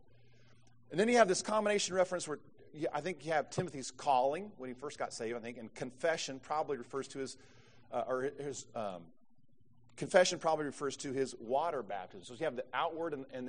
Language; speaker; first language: English; native; English